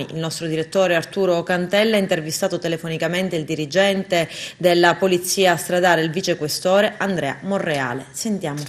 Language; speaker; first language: Italian; native; Italian